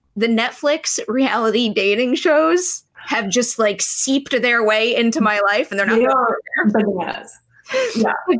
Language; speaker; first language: English; native; English